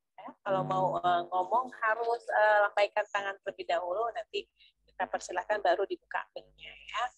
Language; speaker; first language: Indonesian; native; Indonesian